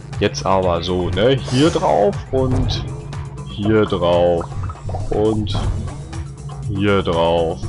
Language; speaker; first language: German; native; German